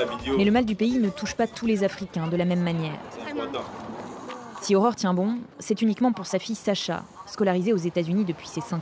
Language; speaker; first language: French; native; French